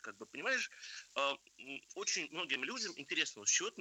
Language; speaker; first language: Russian; native; Russian